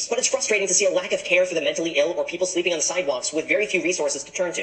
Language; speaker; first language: English; native; English